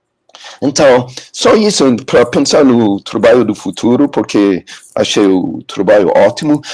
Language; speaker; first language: Portuguese; non-native, learner; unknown